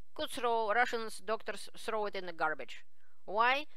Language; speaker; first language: English; non-native, fluent; Russian